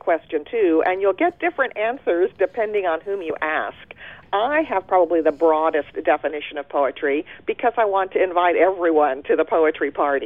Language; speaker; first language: English; early bilingual, other home language; German